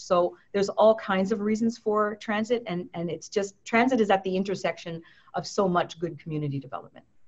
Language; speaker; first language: English; native; English